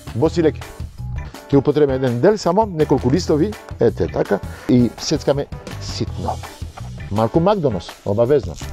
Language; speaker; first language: Macedonian; non-native, fluent; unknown